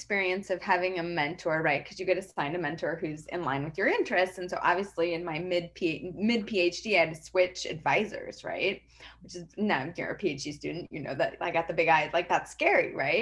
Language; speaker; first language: English; native; English